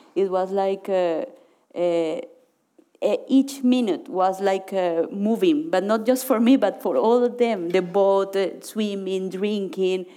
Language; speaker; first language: English; non-native, learner; Spanish